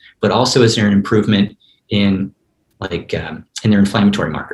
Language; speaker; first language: English; native; English